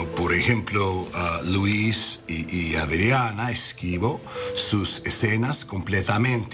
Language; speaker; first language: Spanish; non-native, learner; English